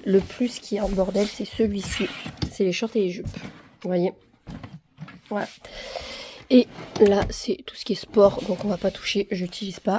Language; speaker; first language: French; native; French